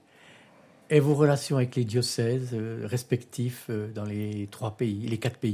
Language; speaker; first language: French; native; French